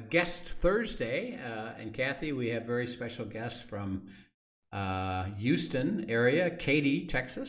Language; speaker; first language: English; native; English